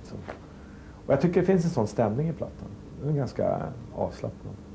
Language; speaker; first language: Swedish; native; Swedish